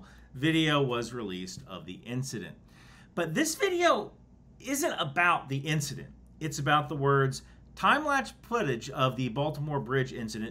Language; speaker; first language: English; native; English